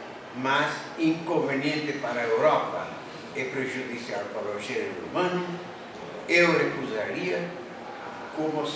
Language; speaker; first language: Portuguese; native; Portuguese